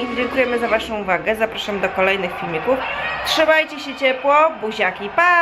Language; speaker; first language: Polish; native; Polish